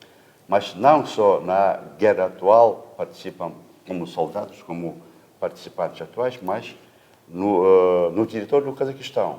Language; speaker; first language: Portuguese; non-native, fluent; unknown